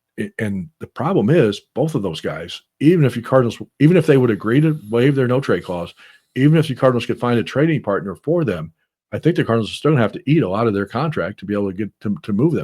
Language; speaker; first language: English; native; English